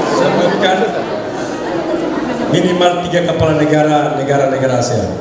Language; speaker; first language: Indonesian; native; Indonesian